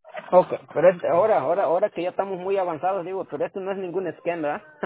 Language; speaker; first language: Spanish; native; Spanish